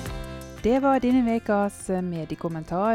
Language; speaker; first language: Norwegian; native; Norwegian